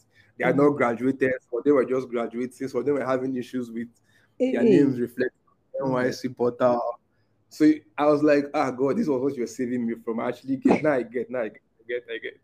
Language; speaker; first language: English; non-native, local second language; Igbo